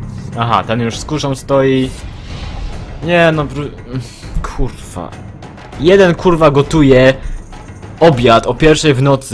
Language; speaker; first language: Polish; native; Polish